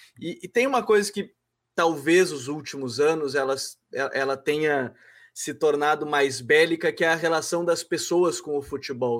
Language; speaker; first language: Portuguese; native; Portuguese